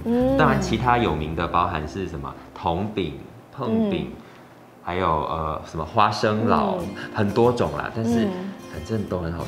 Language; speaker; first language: Chinese; native; Chinese